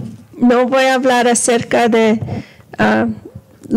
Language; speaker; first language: Spanish; early bilingual, heritage; Spanish